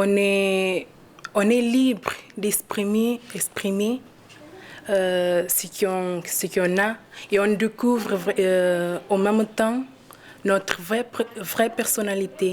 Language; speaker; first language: French; non-native, learner; Portuguese